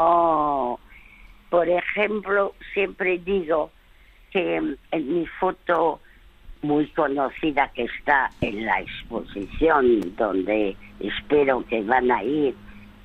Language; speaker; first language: Spanish; early bilingual, other home language; French